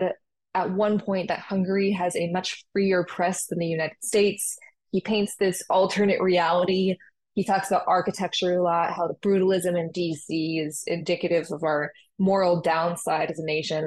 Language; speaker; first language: English; native; English